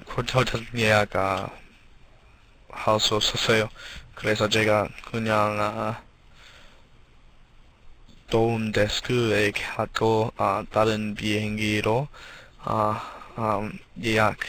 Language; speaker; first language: Korean; non-native, learner; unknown